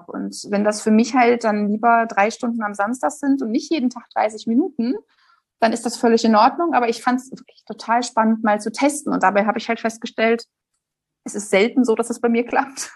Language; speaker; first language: German; native; German